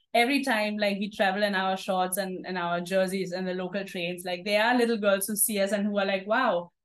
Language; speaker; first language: English; non-native, fluent; German